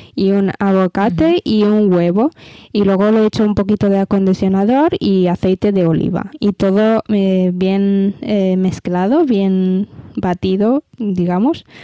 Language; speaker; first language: Spanish; early bilingual, other home language; Amharic